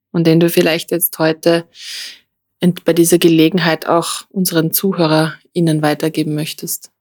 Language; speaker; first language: German; native; German